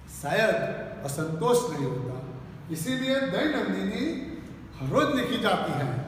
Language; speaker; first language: Hindi; non-native, local second language; Gujarati